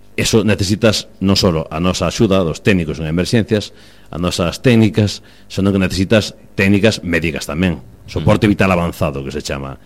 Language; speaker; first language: Galician; native; Galician